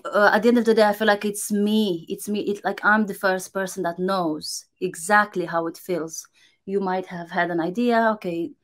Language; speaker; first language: English; non-native, fluent; Romanian